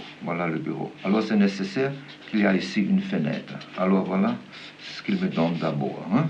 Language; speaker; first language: French; non-native, fluent; German